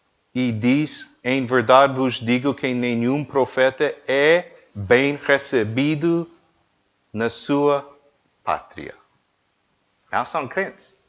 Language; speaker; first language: Portuguese; non-native, learner; English